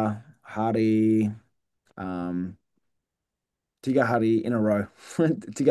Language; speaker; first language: Indonesian; non-native, learner; English